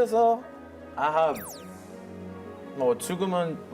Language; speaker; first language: Korean; non-native, fluent; Hebrew